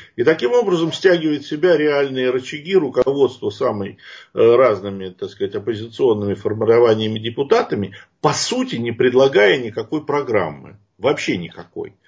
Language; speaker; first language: Russian; native; Russian